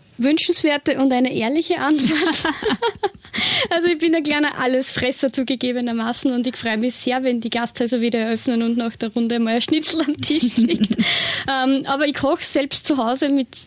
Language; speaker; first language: German; native; German